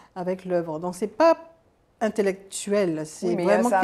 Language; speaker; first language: French; native; French